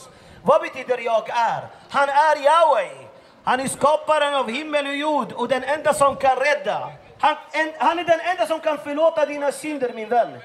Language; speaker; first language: Swedish; non-native, fluent; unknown